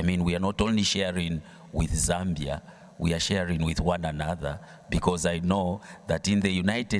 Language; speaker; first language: English; non-native, local second language; Bemba